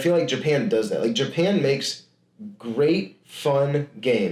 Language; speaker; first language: English; native; English